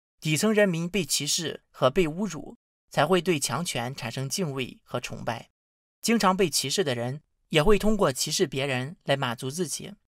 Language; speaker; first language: Chinese; native; Chinese